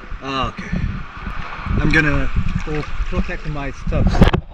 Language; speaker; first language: English; non-native, learner; Korean